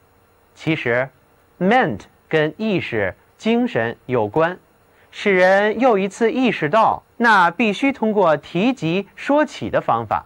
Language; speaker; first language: Chinese; native; Chinese